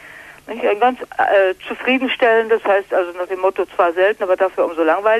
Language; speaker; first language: German; native; German